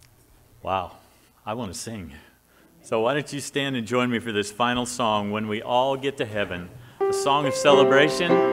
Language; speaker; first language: English; native; English